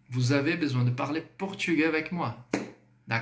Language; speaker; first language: French; non-native, fluent; Portuguese